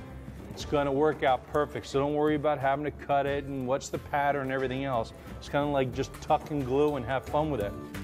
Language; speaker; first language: English; native; English